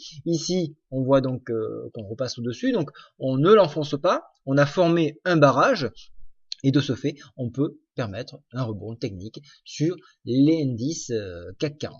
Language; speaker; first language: French; native; French